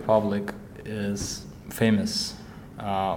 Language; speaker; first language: English; non-native, fluent; Azerbaijani